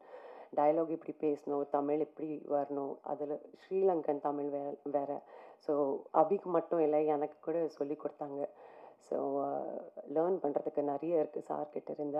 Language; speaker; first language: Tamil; non-native, fluent; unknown